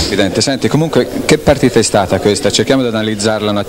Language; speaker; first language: Italian; native; Italian